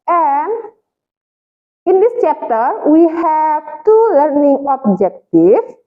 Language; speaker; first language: English; non-native, fluent; Indonesian